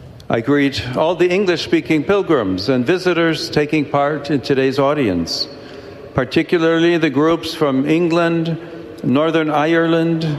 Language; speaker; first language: English; native; English